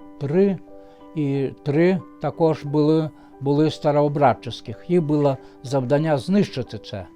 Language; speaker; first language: Ukrainian; non-native, fluent; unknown